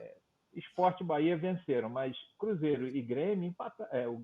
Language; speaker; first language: Portuguese; native; Portuguese